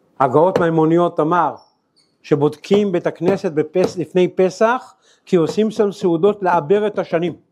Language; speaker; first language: Hebrew; native; Hebrew